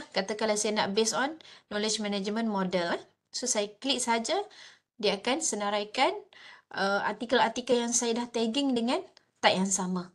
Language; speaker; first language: Malay; native; Malay